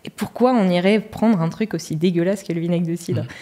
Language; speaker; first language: French; native; French